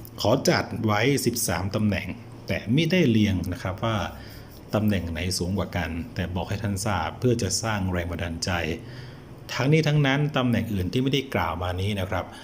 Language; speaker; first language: Thai; native; Thai